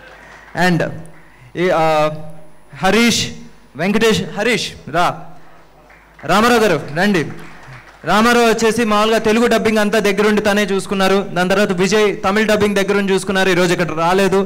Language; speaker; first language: Telugu; native; Telugu